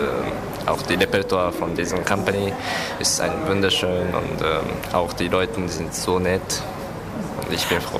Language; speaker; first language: German; non-native, learner; Japanese